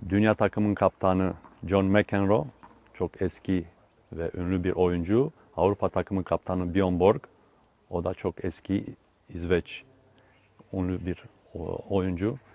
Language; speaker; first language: Turkish; non-native, fluent; Romanian